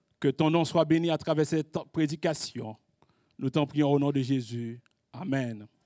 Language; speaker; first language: French; non-native, local second language; Haitian Creole